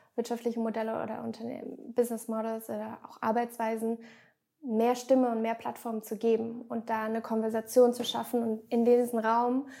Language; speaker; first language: German; native; German